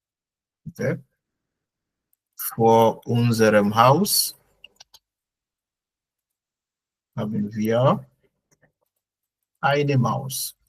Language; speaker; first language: German; non-native, fluent; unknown